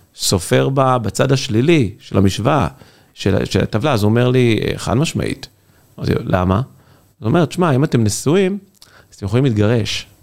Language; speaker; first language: Hebrew; native; Hebrew